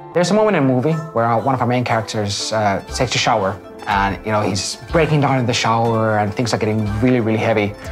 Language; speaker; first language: English; non-native, fluent; Finnish